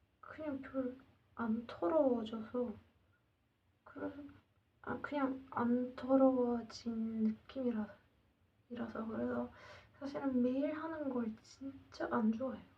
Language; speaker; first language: Korean; non-native, learner; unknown